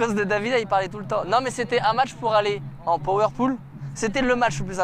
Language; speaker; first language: French; native; French